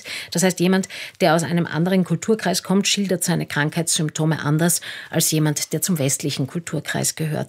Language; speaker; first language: German; native; German